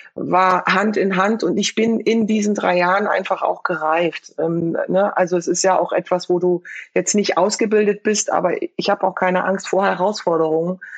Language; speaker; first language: German; native; German